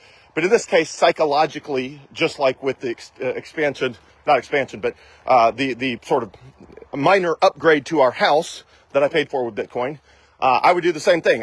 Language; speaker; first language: English; native; English